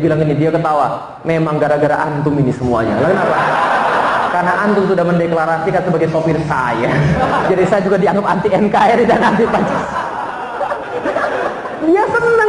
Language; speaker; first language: Indonesian; native; Indonesian